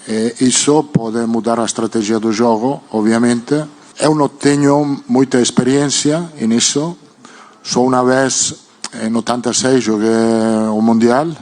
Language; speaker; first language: Portuguese; non-native, fluent; Italian